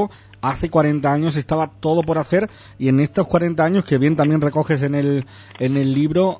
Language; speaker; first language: Spanish; native; Spanish